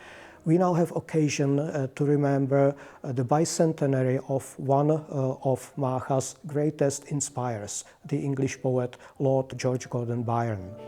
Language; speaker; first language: English; non-native, fluent; Czech